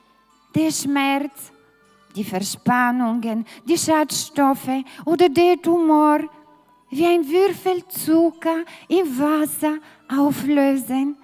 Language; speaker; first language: German; non-native, fluent; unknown